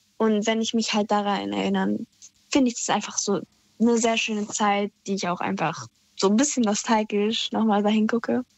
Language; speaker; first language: German; native; German